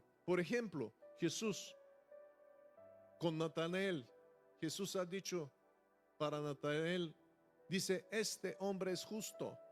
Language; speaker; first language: Spanish; non-native, fluent; Bulgarian